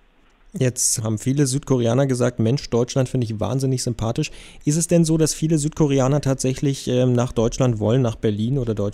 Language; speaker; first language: German; native; German